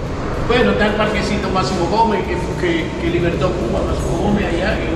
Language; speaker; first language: Spanish; native; Spanish